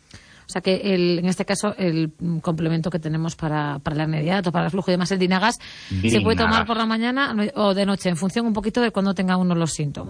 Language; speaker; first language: Spanish; native; Spanish